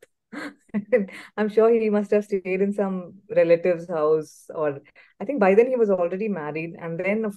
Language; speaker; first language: English; non-native, local second language; Tamil